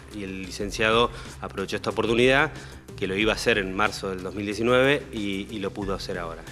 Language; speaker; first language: Spanish; native; Spanish